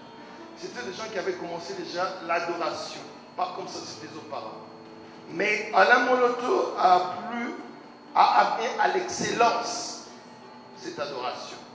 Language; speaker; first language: French; non-native, local second language; Lingala